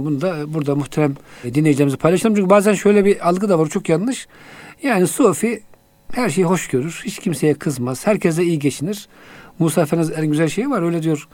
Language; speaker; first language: Turkish; native; Turkish